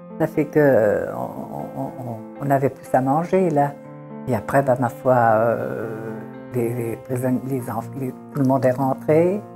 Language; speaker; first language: French; early bilingual, other home language; Italian